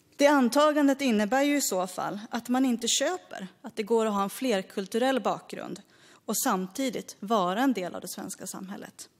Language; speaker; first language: Swedish; early bilingual, other home language; Greek